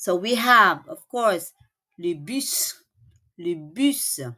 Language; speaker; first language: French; non-native, fluent; Filipino